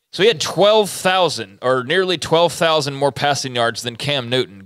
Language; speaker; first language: English; native; English